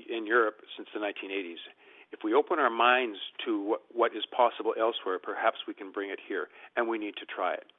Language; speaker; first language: English; native; English